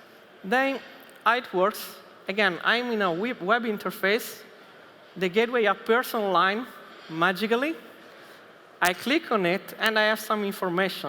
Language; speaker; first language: English; non-native, fluent; Italian